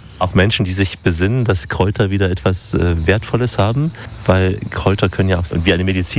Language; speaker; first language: German; native; German